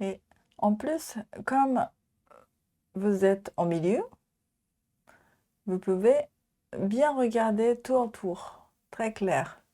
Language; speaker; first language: French; non-native, learner; Japanese